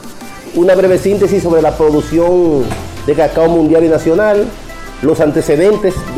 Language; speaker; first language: Spanish; native; Spanish